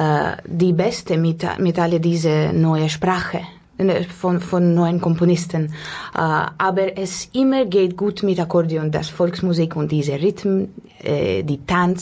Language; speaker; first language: German; non-native, learner; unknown